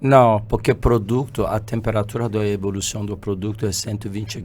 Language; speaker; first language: Portuguese; non-native, fluent; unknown